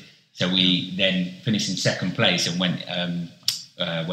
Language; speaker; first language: English; native; English